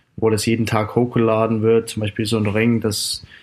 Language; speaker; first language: German; non-native, fluent; English